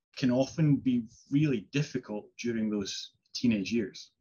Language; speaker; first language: English; native; English